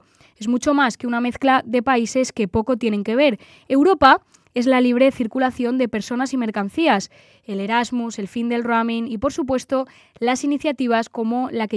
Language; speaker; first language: Spanish; native; Spanish